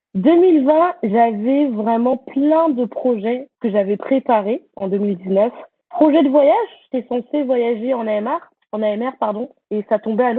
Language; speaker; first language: French; native; French